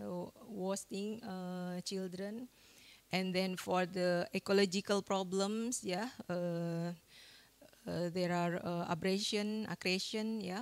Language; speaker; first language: English; non-native, fluent; Indonesian